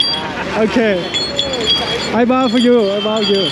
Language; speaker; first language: English; non-native, learner; Vietnamese